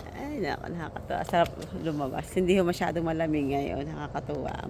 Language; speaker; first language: Filipino; native; Filipino